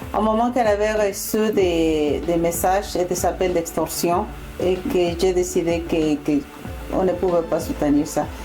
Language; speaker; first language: French; non-native, fluent; Spanish